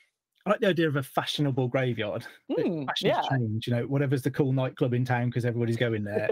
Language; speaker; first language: English; native; English